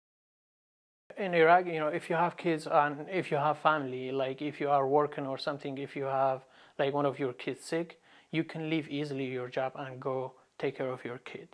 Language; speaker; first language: English; non-native, fluent; Arabic